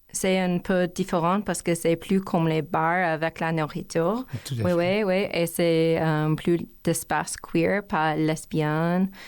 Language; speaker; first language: French; non-native, learner; English